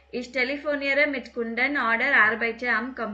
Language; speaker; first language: German; non-native, learner; Tamil